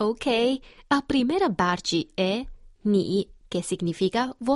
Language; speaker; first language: Portuguese; non-native, fluent; Chinese